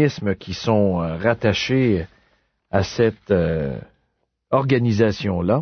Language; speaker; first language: French; native; French